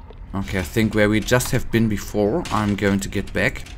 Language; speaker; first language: English; non-native, fluent; German